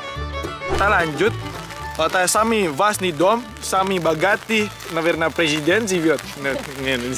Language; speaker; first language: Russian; non-native, learner; Indonesian